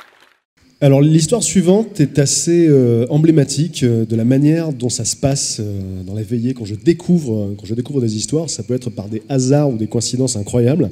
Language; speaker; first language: French; native; French